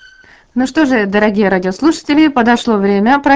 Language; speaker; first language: Russian; native; Russian